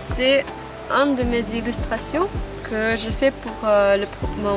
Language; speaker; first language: French; non-native, fluent; Maltese